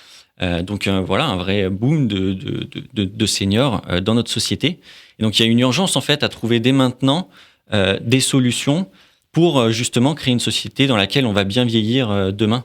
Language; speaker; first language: French; native; French